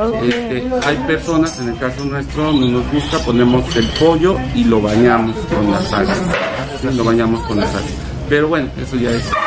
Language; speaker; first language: Spanish; native; Spanish